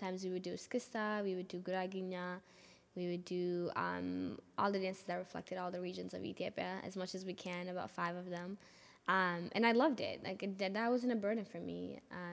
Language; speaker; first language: English; early bilingual, other home language; Amharic